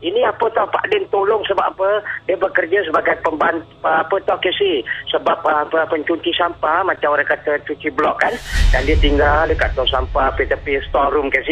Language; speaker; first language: Malay; native; Malay